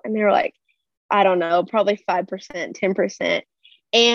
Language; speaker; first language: English; native; English